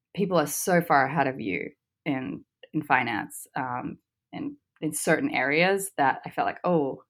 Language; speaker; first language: English; native; English